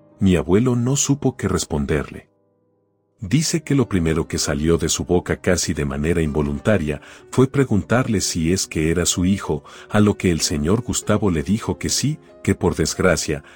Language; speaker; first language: Spanish; native; Spanish